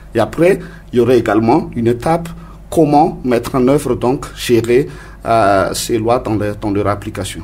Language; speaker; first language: French; non-native, local second language; Malagasy